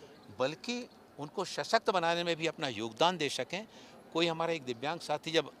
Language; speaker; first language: Hindi; native; Hindi